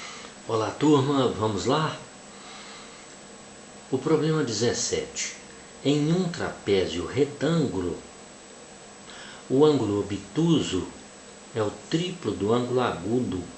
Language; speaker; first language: Portuguese; native; Portuguese